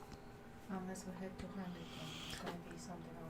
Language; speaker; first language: English; native; English